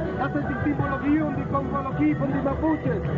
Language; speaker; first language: German; non-native, learner; Spanish